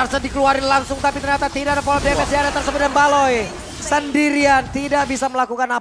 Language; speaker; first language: Indonesian; native; Indonesian